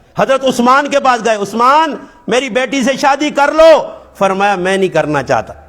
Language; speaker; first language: Urdu; non-native, local second language; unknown